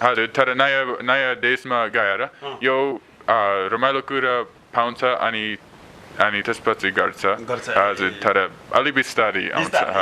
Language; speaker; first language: Nepali; non-native, learner; English